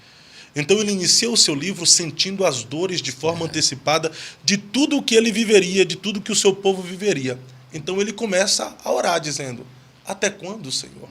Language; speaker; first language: Portuguese; native; Portuguese